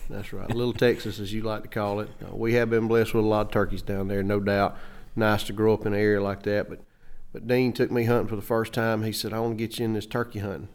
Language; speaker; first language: English; native; English